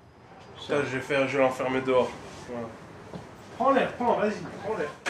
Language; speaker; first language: French; native; French